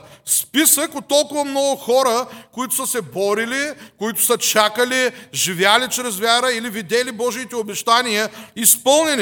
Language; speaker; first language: Bulgarian; native; Bulgarian